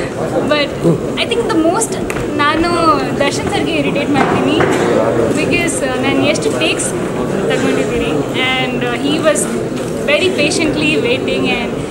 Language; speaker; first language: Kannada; non-native, learner; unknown